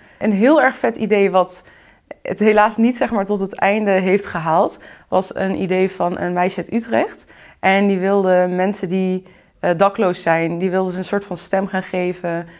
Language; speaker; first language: Dutch; early bilingual, other home language; Arabic